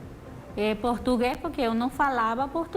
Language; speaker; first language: Portuguese; non-native, learner; Spanish